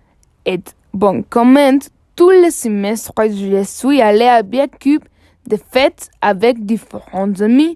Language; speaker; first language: French; non-native, learner; Spanish